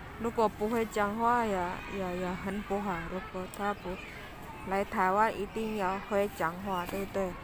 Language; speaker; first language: Chinese; non-native, learner; Javanese